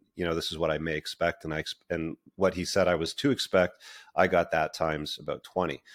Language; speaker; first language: English; native; English